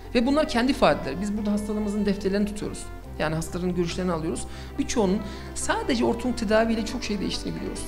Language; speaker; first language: Turkish; early bilingual, heritage; Turkish